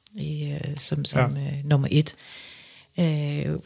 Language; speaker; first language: Danish; early bilingual, other home language; English